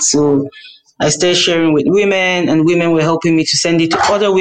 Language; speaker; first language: English; non-native, local second language; Hausa